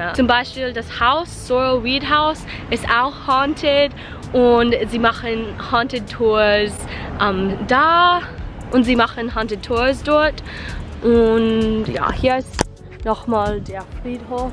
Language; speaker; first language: German; non-native, learner; English